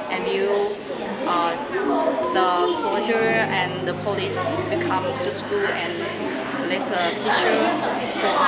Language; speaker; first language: English; non-native, learner; Thai